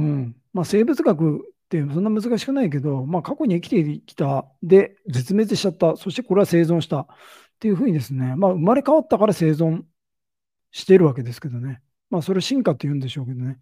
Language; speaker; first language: Japanese; native; Japanese